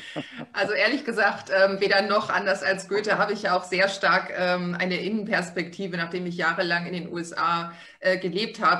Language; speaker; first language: German; native; German